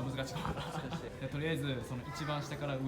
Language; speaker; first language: Japanese; native; Japanese